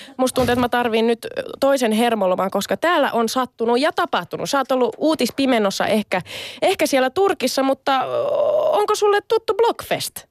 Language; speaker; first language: Finnish; early bilingual, other home language; Sinhala